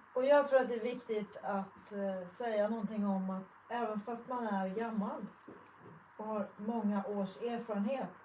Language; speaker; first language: Swedish; native; Swedish